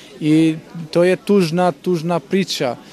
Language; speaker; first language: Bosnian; non-native, local second language; Albanian